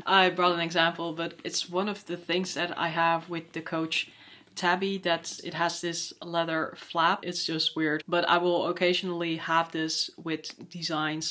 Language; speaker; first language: English; non-native, fluent; Dutch